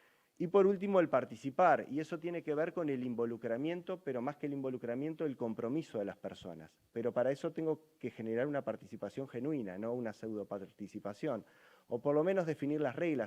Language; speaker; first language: Spanish; native; Spanish